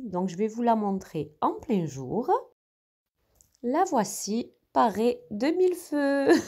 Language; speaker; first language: French; native; French